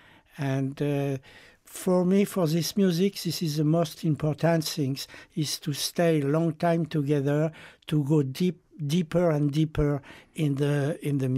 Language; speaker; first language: English; non-native, fluent; French